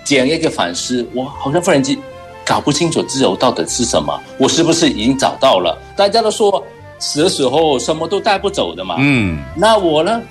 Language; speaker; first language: Chinese; non-native, local second language; Cantonese